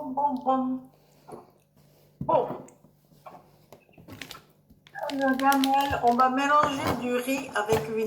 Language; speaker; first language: French; non-native, learner; Japanese